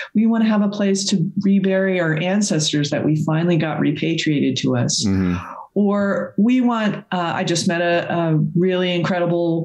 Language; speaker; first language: English; native; English